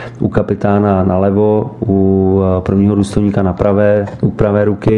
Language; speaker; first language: Czech; native; Czech